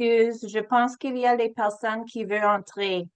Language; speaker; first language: French; non-native, learner; English